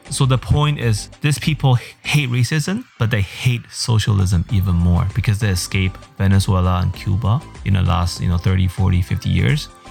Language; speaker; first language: English; early bilingual, other home language; Chinese